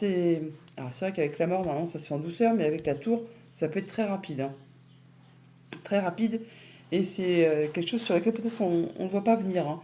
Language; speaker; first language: French; native; French